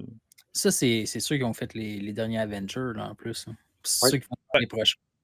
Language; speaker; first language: French; native; French